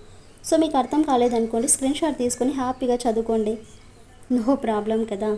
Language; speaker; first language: Telugu; native; Telugu